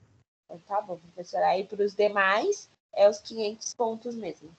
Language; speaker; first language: Portuguese; native; Portuguese